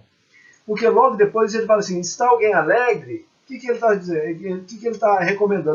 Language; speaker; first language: Portuguese; native; Portuguese